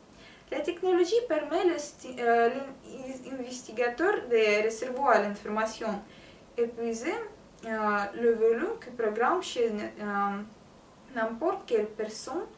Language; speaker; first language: French; non-native, learner; Russian